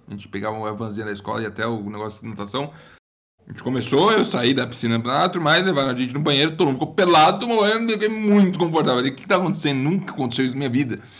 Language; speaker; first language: Portuguese; native; Portuguese